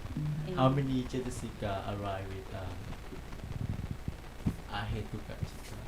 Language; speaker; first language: English; non-native, learner; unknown